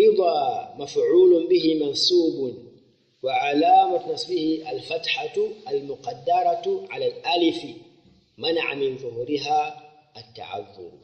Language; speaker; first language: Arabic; non-native, fluent; Swahili